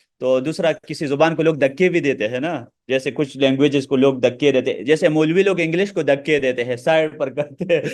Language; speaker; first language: Urdu; non-native, local second language; Pashto